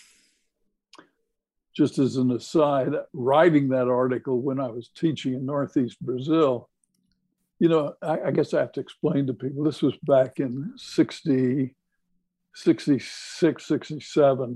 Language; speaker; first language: English; native; English